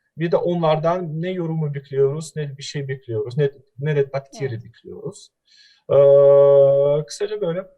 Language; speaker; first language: Turkish; non-native, fluent; Russian